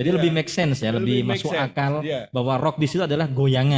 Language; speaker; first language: Indonesian; native; Indonesian